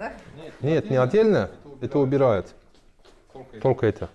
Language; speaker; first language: Russian; non-native, learner; Turkish